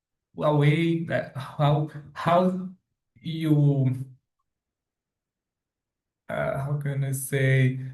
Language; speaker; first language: English; non-native, learner; Portuguese